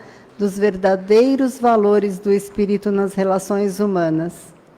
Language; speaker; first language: Portuguese; native; Portuguese